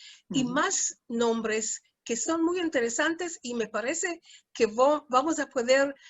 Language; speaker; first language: Spanish; early bilingual, heritage; Spanish